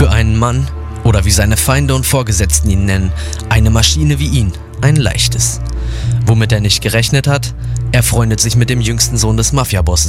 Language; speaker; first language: German; native; German